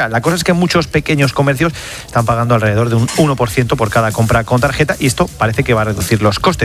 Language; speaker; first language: Spanish; native; Spanish